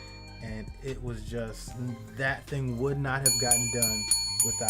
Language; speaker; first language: English; native; English